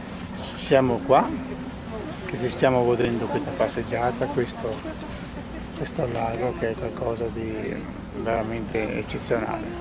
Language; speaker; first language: Italian; native; Italian